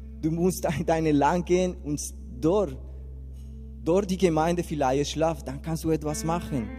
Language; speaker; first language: German; non-native, learner; Spanish